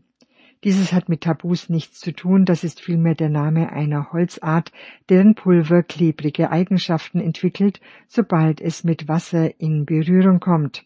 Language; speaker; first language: German; native; German